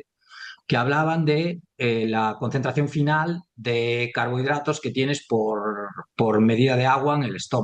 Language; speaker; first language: Spanish; native; Spanish